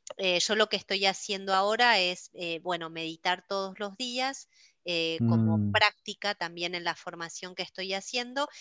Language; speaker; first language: Spanish; native; Spanish